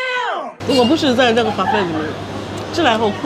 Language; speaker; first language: Chinese; non-native, fluent; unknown